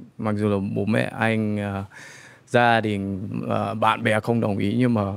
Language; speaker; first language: Vietnamese; early bilingual, heritage; Vietnamese